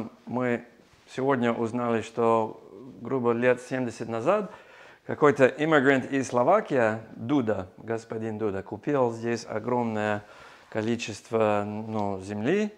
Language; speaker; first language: Russian; non-native, learner; English